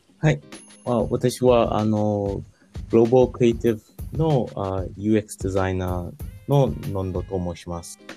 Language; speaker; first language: Japanese; non-native, learner; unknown